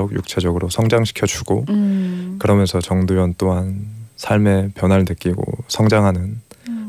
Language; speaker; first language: Korean; native; Korean